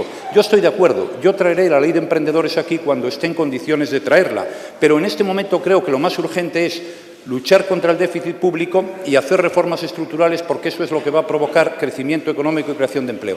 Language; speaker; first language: Spanish; native; Spanish